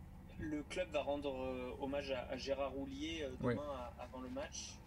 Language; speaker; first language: French; native; French